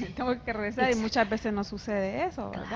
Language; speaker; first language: Spanish; native; Spanish